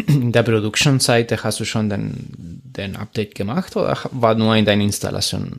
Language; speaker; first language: German; non-native, fluent; Spanish